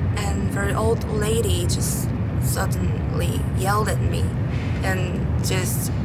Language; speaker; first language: English; non-native, fluent; Korean